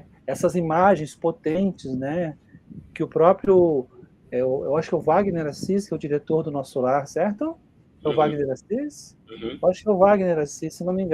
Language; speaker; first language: Portuguese; native; Portuguese